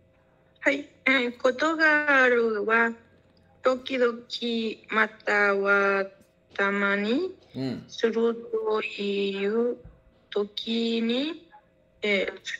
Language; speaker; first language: Japanese; non-native, learner; Spanish